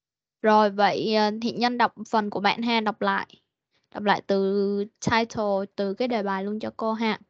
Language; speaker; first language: Vietnamese; native; Vietnamese